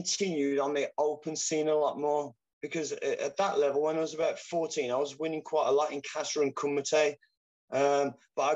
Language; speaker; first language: English; native; English